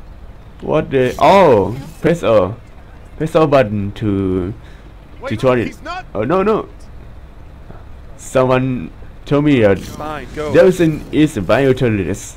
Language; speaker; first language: English; non-native, learner; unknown